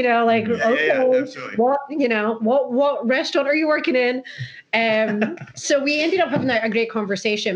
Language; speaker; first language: English; native; English